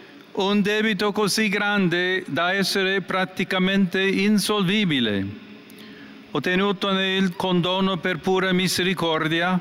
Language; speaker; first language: Italian; non-native, fluent; English